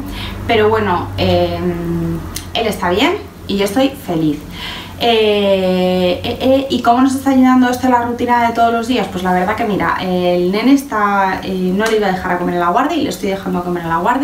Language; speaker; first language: Spanish; native; Spanish